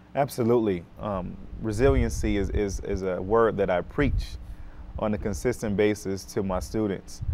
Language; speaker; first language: English; native; English